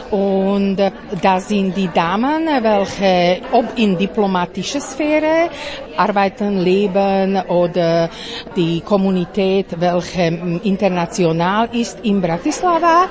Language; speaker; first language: German; non-native, fluent; Slovak